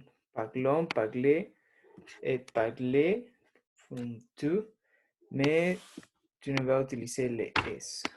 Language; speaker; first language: French; non-native, learner; Spanish